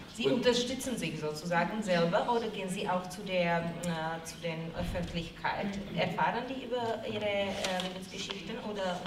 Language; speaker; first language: German; non-native, fluent; Czech